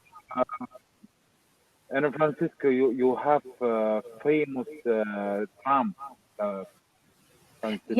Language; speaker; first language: English; non-native, learner; Arabic